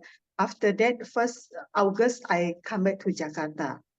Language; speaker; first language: English; non-native, learner; Indonesian